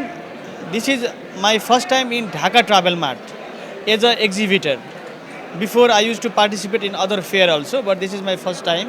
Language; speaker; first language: English; non-native, fluent; Nepali